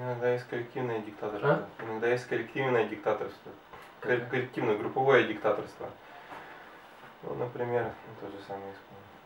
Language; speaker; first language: Russian; native; Russian